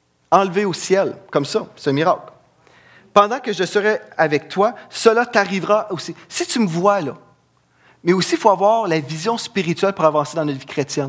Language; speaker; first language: French; native; French